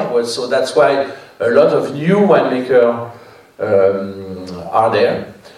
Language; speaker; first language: English; non-native, fluent; French